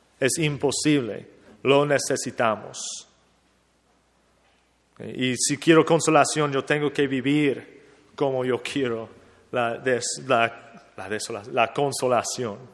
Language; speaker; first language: Spanish; non-native, fluent; English